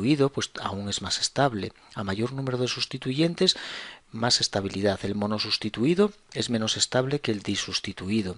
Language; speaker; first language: Spanish; native; Spanish